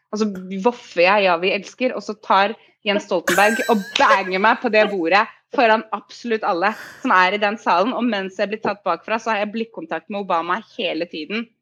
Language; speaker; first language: Norwegian; native; Norwegian